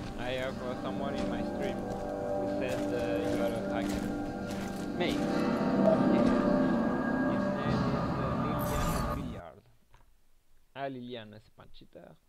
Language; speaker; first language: English; non-native, learner; French